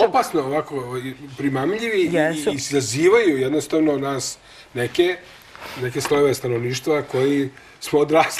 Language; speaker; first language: Croatian; native; Croatian